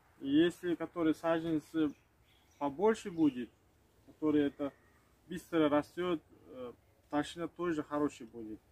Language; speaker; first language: Russian; non-native, local second language; Uzbek